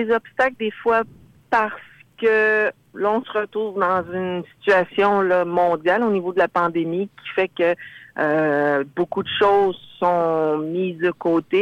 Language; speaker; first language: French; native; French